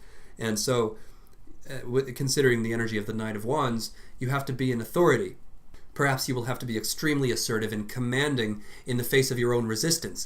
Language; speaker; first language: English; native; English